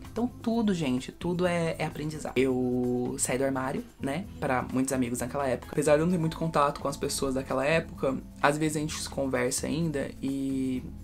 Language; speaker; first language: Portuguese; early bilingual, heritage; Portuguese